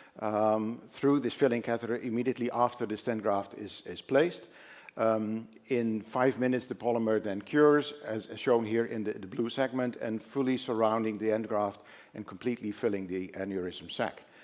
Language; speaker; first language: English; non-native, fluent; Dutch